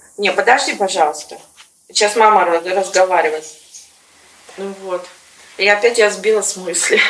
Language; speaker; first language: Russian; native; Russian